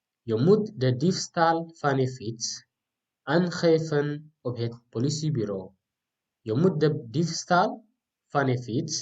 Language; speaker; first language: Dutch; non-native, fluent; Tigrinya